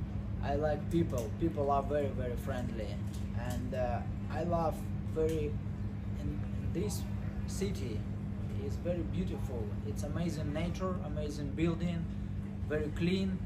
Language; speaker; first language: English; non-native, learner; Ukrainian